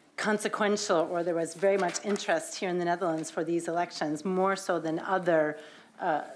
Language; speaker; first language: English; native; English